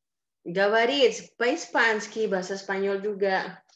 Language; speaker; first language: Russian; non-native, fluent; Indonesian